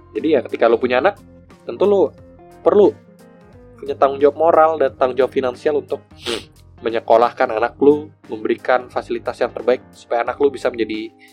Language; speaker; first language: Indonesian; native; Indonesian